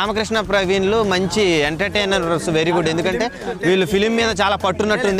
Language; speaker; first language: Telugu; native; Telugu